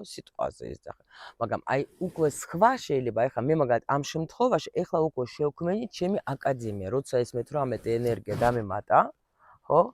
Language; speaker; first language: Georgian; early bilingual, heritage; Russian